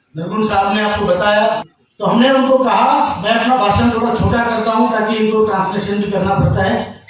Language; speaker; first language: Hindi; non-native, local second language; Marathi